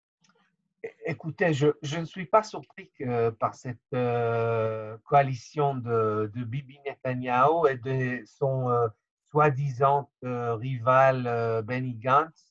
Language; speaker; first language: French; non-native, fluent; Hebrew